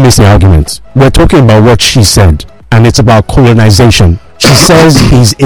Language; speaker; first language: English; non-native, local second language; Igbo